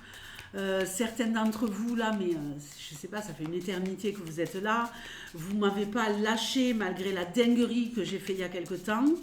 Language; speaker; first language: French; native; French